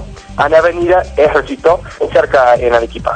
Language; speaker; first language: Spanish; non-native, learner; English